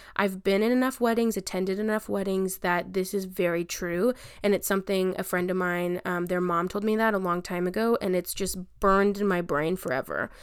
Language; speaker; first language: English; native; English